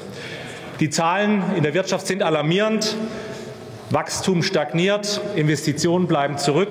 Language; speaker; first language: German; native; German